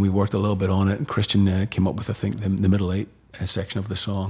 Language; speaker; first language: English; native; English